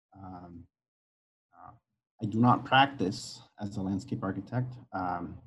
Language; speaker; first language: English; non-native, fluent; Spanish